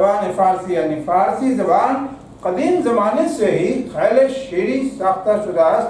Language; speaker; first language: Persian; non-native, learner; Urdu